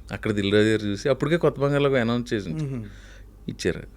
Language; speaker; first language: Telugu; native; Telugu